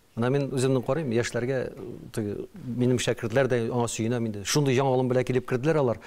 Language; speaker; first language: Tatar; native; Tatar